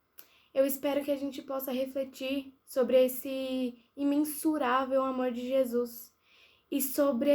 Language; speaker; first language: Portuguese; native; Portuguese